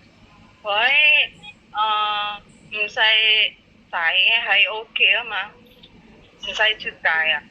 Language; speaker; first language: Cantonese; non-native, learner; Indonesian